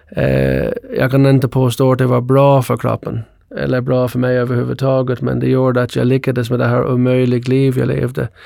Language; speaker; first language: Swedish; non-native, fluent; English